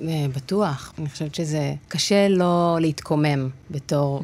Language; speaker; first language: Hebrew; native; Hebrew